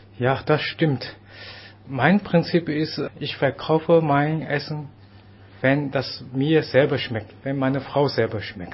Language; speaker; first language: German; non-native, fluent; Chinese